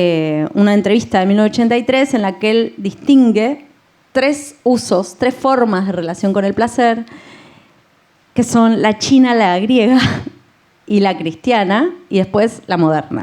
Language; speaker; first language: Spanish; native; Spanish